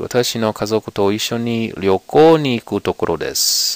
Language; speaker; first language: Japanese; non-native, learner; English